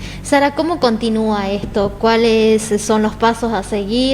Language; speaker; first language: Spanish; native; Spanish